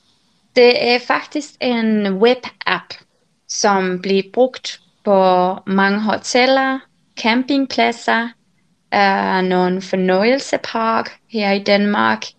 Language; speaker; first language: Danish; non-native, fluent; Finnish